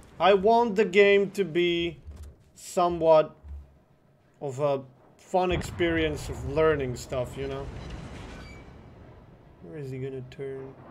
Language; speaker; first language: English; non-native, fluent; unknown